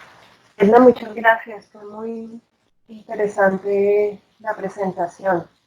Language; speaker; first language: Spanish; non-native, fluent; Portuguese